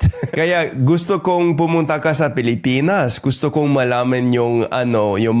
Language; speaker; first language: Filipino; non-native, fluent; English